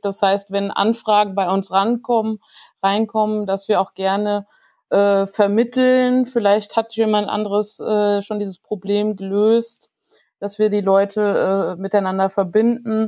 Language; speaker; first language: German; native; German